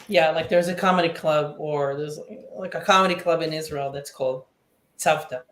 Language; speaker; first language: English; native; English